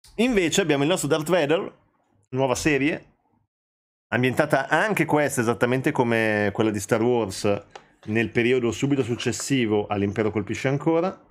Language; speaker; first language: Italian; early bilingual, other home language; Albanian